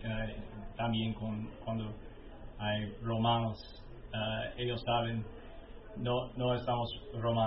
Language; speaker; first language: Spanish; non-native, learner; English